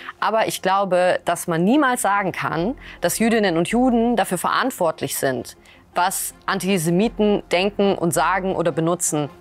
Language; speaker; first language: German; early bilingual, other home language; Russian